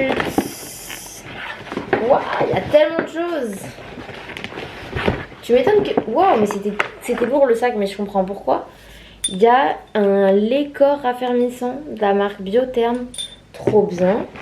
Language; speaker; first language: French; native; French